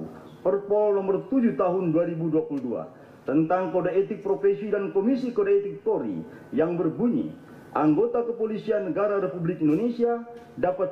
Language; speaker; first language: Indonesian; native; Indonesian